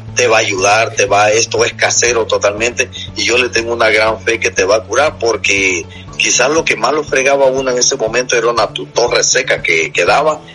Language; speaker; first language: Spanish; native; Spanish